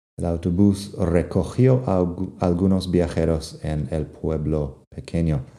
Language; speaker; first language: Spanish; non-native, fluent; English